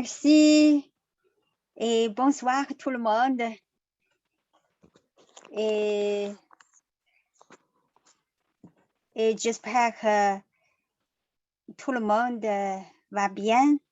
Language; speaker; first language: French; non-native, learner; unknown